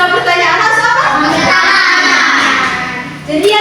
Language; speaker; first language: Indonesian; native; Indonesian